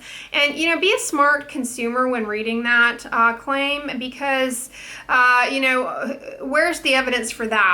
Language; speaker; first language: English; native; English